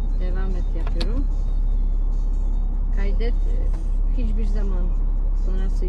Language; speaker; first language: Turkish; non-native, learner; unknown